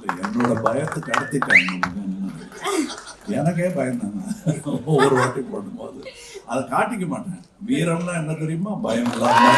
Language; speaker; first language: Tamil; native; Tamil